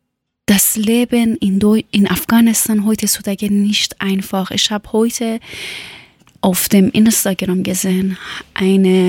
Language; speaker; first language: German; non-native, learner; Persian